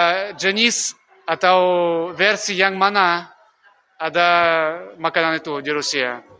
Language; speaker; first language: Indonesian; non-native, learner; Russian